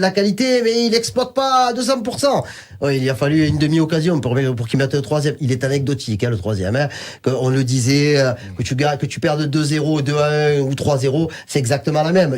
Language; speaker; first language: French; native; French